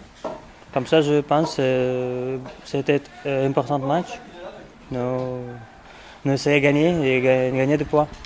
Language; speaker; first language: French; non-native, learner; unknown